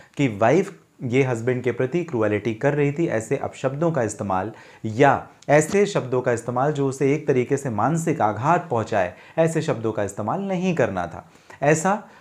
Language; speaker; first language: Hindi; native; Hindi